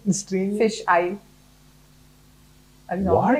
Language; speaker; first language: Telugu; non-native, local second language; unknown